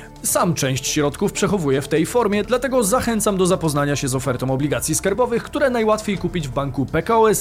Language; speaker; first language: Polish; native; Polish